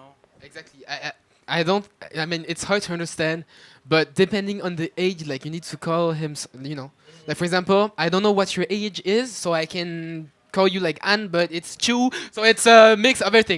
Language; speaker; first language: English; non-native, fluent; French